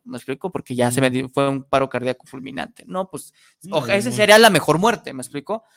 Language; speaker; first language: Spanish; native; Spanish